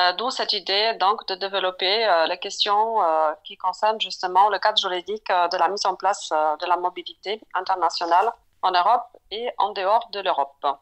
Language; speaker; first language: French; non-native, fluent; Polish